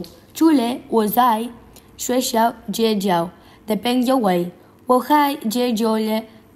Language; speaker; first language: Chinese; non-native, learner; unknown